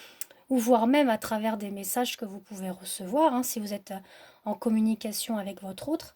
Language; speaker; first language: French; native; French